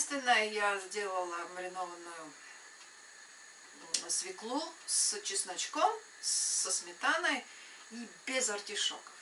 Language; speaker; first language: Russian; non-native, local second language; Latvian